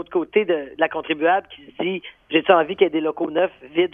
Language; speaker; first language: French; native; French